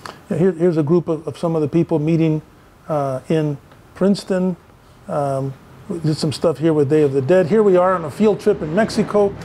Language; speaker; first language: English; early bilingual, other home language; Spanish